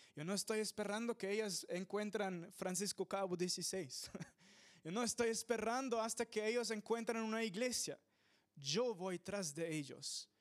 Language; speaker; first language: Spanish; non-native, fluent; English